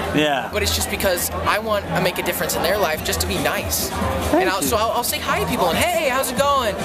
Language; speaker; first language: English; native; English